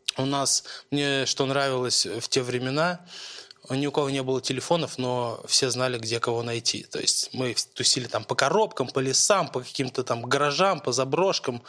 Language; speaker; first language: Russian; native; Russian